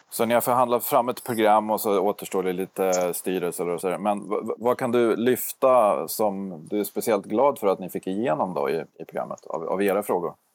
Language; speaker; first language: Swedish; native; Swedish